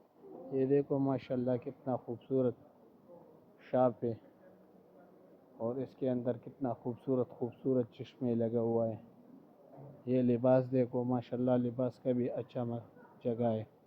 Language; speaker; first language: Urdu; non-native, local second language; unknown